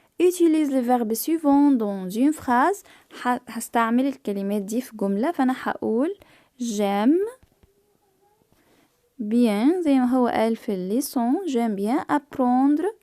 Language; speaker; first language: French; non-native, fluent; Arabic